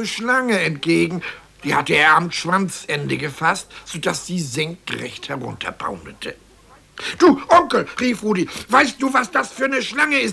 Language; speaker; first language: German; native; German